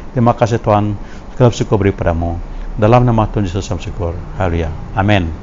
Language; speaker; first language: Malay; non-native, local second language; Iban